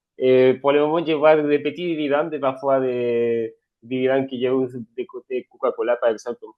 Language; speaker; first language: French; non-native, fluent; Spanish